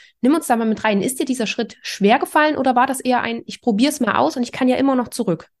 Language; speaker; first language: German; native; German